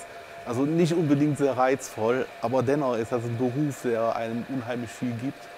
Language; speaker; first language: German; native; German